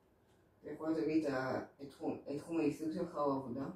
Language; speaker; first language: Hebrew; native; Hebrew